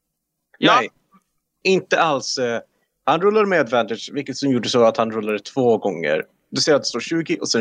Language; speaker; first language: Swedish; non-native, fluent; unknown